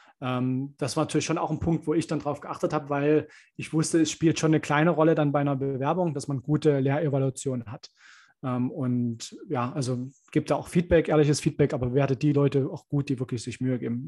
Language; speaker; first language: German; native; German